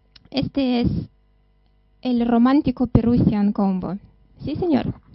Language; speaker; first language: Spanish; non-native, learner; Russian